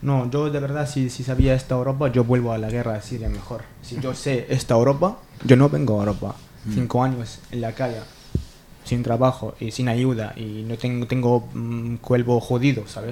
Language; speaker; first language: Spanish; non-native, learner; Arabic